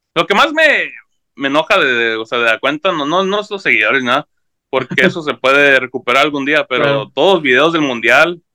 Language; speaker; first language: Spanish; early bilingual, heritage; Spanish